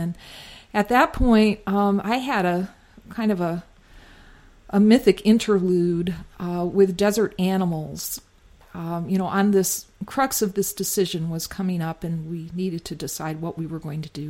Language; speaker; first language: English; native; English